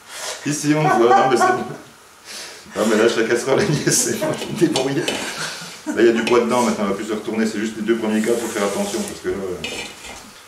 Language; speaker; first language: French; native; French